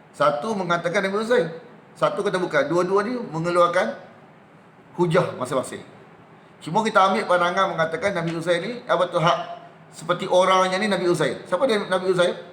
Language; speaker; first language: Malay; native; Malay